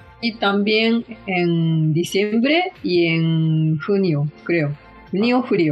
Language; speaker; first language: Spanish; non-native, learner; Japanese